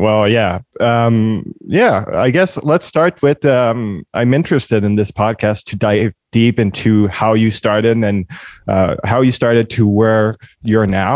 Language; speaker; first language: English; non-native, fluent; French